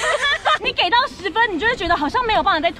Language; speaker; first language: Chinese; native; Chinese